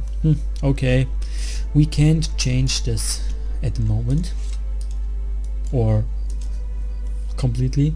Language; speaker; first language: English; non-native, learner; German